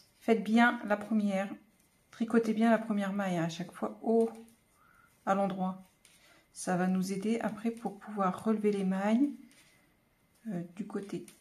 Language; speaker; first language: French; native; French